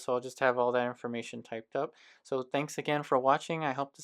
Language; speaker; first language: English; native; English